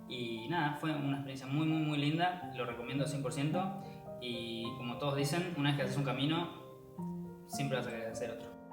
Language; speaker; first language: Spanish; native; Spanish